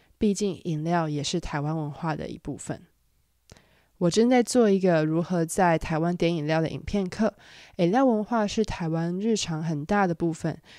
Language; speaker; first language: Chinese; native; Chinese